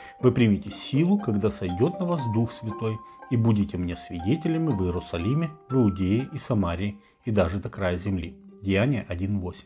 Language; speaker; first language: Russian; native; Russian